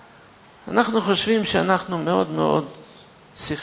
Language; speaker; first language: Hebrew; non-native, fluent; Russian